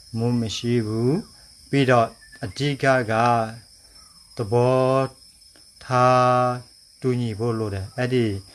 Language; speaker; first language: Burmese; non-native, local second language; Karen languages